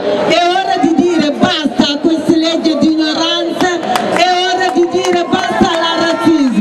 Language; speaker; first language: Italian; non-native, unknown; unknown